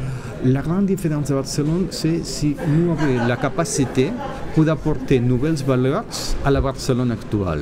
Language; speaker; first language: French; non-native, learner; Catalan